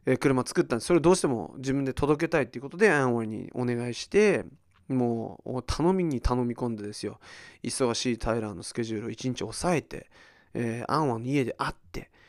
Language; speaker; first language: Japanese; early bilingual, heritage; Japanese